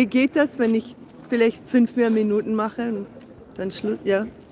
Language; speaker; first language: German; non-native, learner; English